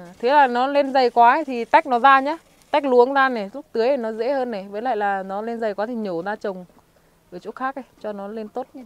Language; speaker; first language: Vietnamese; non-native, local second language; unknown